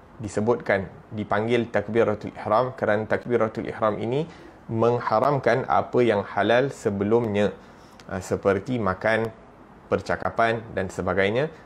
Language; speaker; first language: Malay; native; Malay